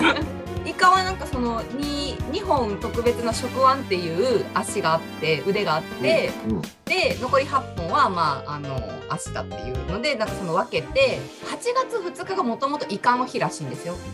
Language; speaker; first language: Japanese; native; Japanese